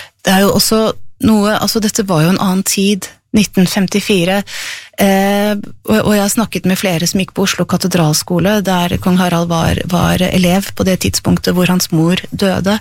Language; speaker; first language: Norwegian; native; Norwegian